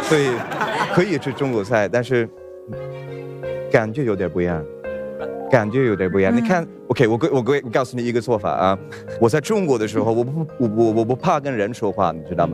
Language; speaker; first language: Chinese; non-native, learner; Swedish